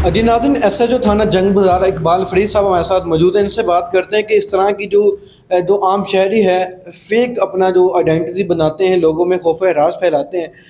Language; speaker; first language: Urdu; non-native, local second language; Punjabi